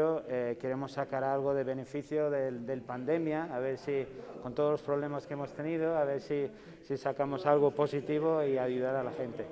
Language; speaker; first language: Spanish; non-native, fluent; English